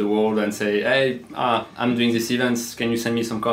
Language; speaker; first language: English; non-native, fluent; French